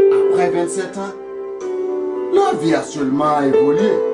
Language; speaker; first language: French; non-native, local second language; Mossi